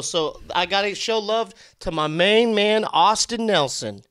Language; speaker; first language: English; early bilingual, other home language; Korean